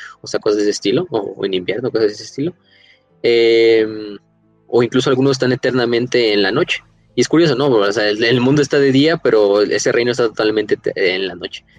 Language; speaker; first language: Spanish; native; Spanish